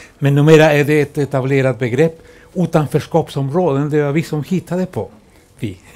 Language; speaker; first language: Swedish; non-native, fluent; Spanish